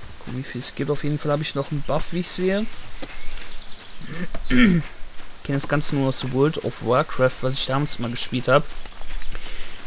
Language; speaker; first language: German; native; German